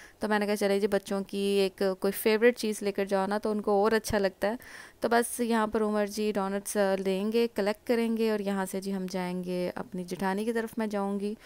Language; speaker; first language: Urdu; native; Urdu